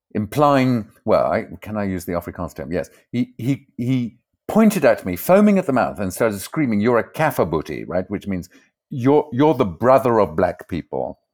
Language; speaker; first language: English; native; English